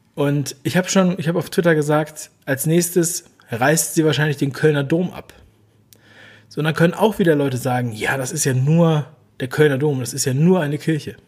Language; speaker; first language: German; native; German